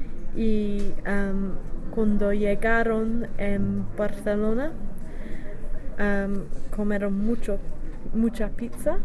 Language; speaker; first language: Spanish; non-native, learner; English